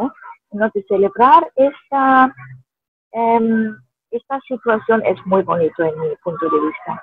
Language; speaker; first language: Spanish; non-native, fluent; German